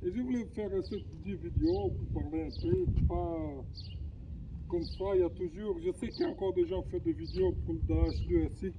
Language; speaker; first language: French; non-native, fluent; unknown